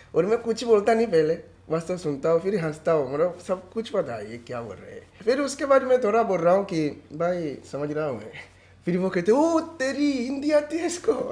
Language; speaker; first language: Hindi; non-native, fluent; Swahili